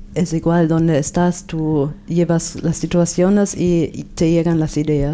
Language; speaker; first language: Spanish; non-native, fluent; German